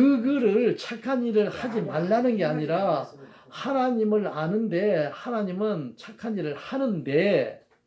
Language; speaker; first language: Korean; native; Korean